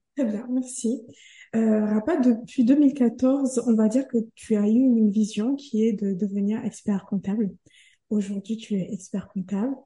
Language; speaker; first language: French; non-native, local second language; Ngazidja Comorian